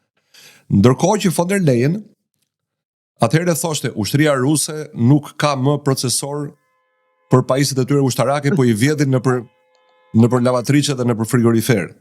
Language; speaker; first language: Albanian; native; Albanian